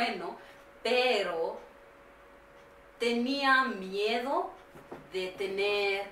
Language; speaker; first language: Spanish; non-native, learner; Swahili